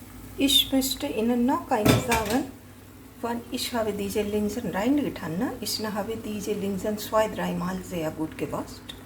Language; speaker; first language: German; non-native, learner; Hindi